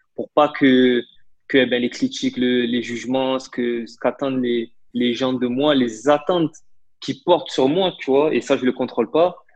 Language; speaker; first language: French; native; French